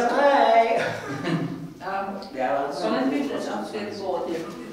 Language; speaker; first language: German; non-native, fluent; Greek